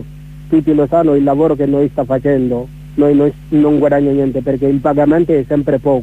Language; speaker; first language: Italian; non-native, learner; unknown